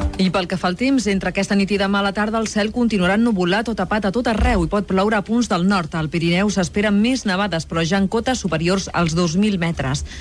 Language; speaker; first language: Catalan; non-native, local second language; Spanish